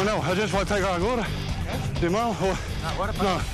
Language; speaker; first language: Portuguese; non-native, learner; English